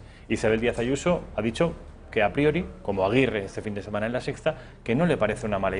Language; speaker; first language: Spanish; native; Spanish